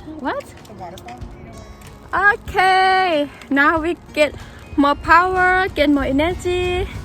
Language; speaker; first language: English; non-native, learner; Thai